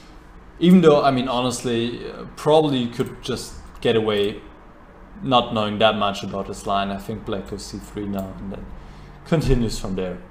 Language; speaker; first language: English; non-native, fluent; German